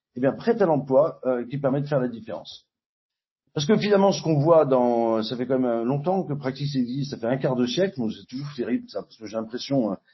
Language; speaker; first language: French; native; French